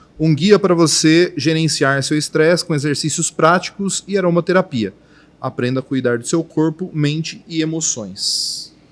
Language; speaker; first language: Portuguese; native; Portuguese